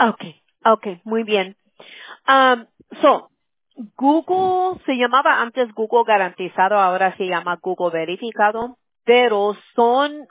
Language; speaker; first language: Spanish; early bilingual, other home language; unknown